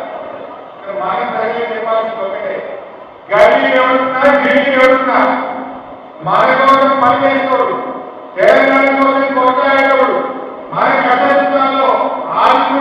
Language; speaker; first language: Telugu; native; Telugu